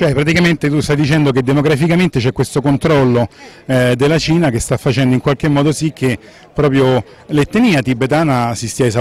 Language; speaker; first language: Italian; native; Italian